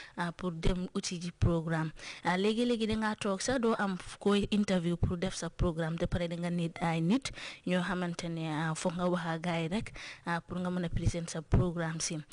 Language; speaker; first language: Wolof; non-native, local second language; Jola-Fonyi